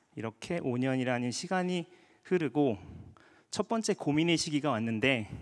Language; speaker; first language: Korean; native; Korean